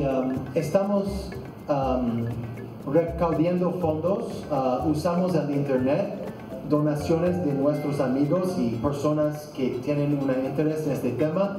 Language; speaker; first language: Spanish; non-native, fluent; English